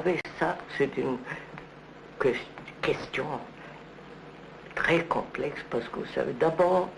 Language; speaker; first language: French; non-native, learner; Telugu